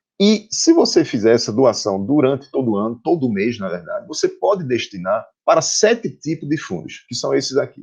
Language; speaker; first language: Portuguese; native; Portuguese